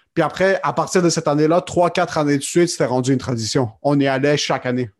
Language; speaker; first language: French; native; French